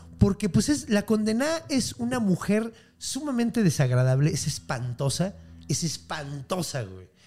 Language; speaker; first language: Spanish; native; Spanish